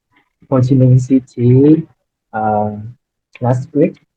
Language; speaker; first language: English; non-native, learner; Vietnamese